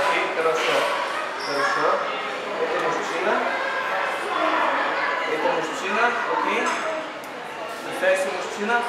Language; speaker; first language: Russian; non-native, learner; Bulgarian